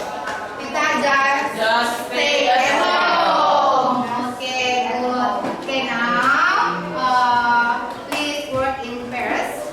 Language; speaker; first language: English; non-native, learner; Indonesian